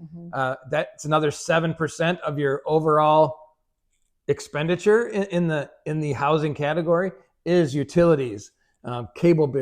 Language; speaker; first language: English; native; English